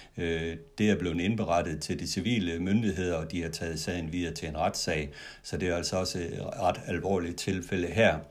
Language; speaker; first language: Danish; native; Danish